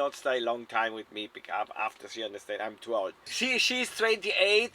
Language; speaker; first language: English; non-native, learner; German